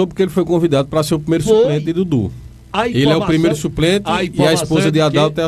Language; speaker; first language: Portuguese; native; Portuguese